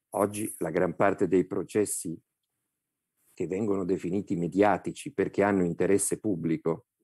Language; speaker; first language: Italian; native; Italian